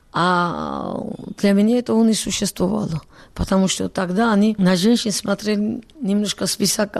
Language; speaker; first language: Russian; non-native, local second language; Georgian